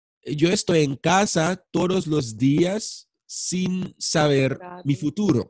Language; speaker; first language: Spanish; non-native, fluent; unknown